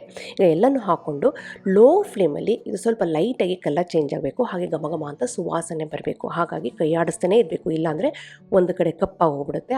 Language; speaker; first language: Kannada; native; Kannada